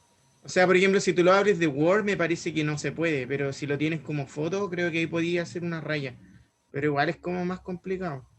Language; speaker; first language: Spanish; native; Spanish